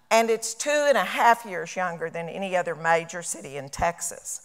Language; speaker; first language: English; native; English